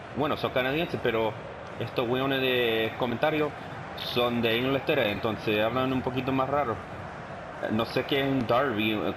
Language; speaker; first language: Spanish; early bilingual, heritage; Spanish